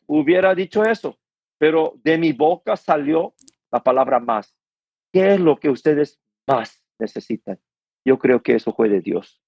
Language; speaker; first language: Spanish; non-native, fluent; Korean